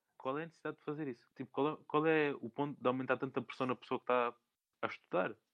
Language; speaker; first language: Portuguese; native; Portuguese